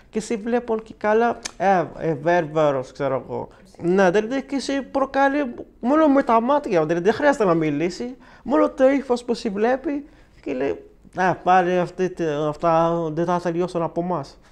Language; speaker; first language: Greek; non-native, learner; Arabic